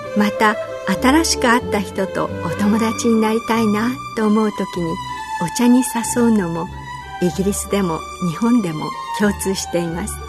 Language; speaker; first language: Japanese; native; Japanese